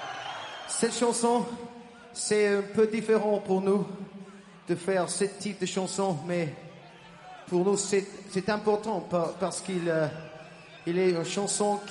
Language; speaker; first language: French; non-native, learner; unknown